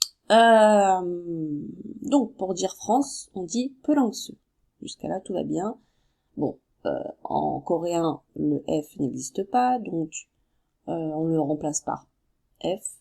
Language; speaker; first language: French; native; French